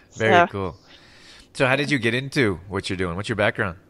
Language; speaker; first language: English; native; English